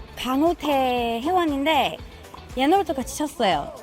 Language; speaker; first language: Korean; non-native, fluent; English